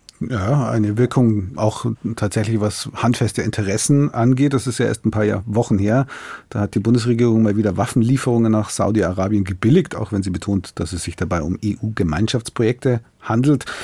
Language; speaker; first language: German; native; German